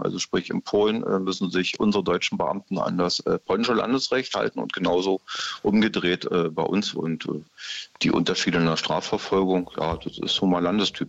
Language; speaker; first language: German; native; German